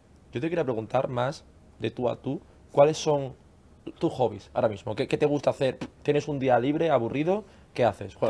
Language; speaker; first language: Spanish; native; Spanish